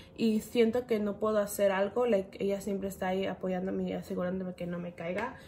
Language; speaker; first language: Spanish; early bilingual, heritage; Spanish